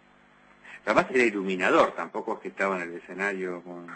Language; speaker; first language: Spanish; native; Spanish